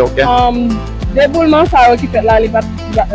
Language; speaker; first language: French; non-native, learner; Haitian Creole